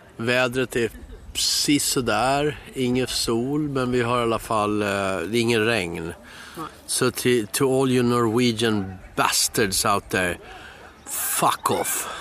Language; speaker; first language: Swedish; native; Swedish